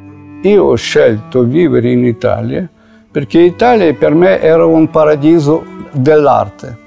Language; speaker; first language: Italian; non-native, fluent; Russian